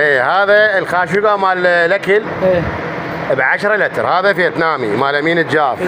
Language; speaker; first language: Arabic; native; Arabic